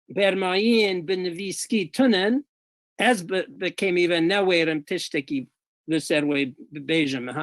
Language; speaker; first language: Kurdish; non-native, fluent; English